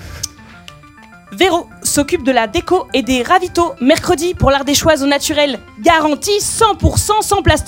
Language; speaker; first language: French; native; French